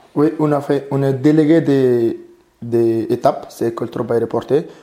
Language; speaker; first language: French; non-native, learner; Mongolian